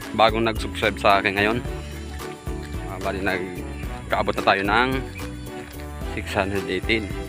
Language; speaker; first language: Filipino; non-native, local second language; Bikol